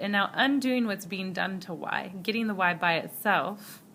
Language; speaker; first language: English; native; English